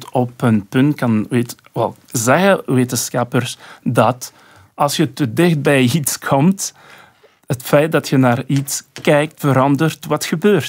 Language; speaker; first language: Dutch; non-native, local second language; French